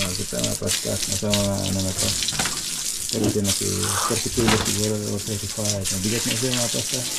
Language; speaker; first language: Filipino; non-native, local second language; Cebuano